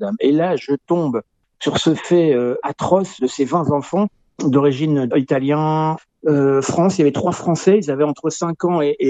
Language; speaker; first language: French; native; French